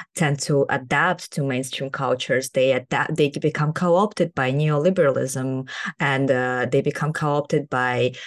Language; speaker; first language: English; non-native, fluent; Kazakh